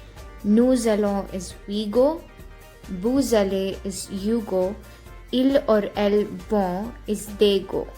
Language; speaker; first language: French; non-native, fluent; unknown